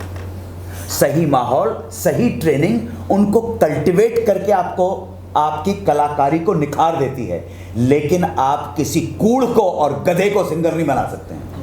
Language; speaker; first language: Hindi; native; Hindi